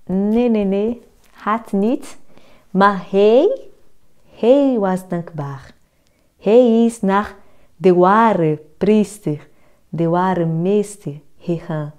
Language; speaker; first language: Dutch; non-native, fluent; Portuguese